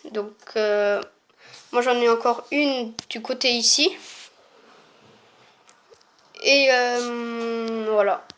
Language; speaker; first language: French; native; French